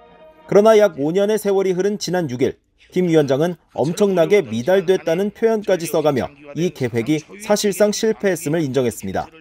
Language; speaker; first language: Korean; native; Korean